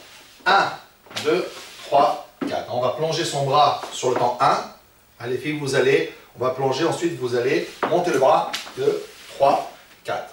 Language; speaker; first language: French; native; French